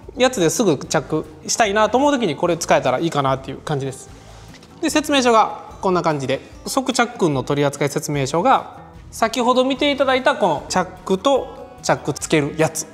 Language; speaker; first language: Japanese; native; Japanese